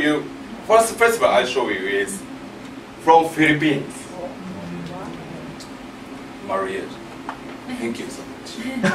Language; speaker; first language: English; non-native, learner; Japanese